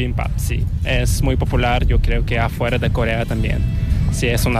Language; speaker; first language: Spanish; non-native, fluent; Korean